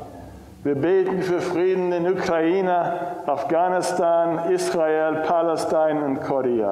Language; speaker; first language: German; non-native, fluent; English